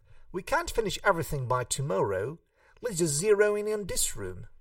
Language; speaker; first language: English; non-native, fluent; Hungarian